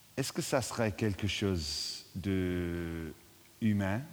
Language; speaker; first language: French; non-native, fluent; English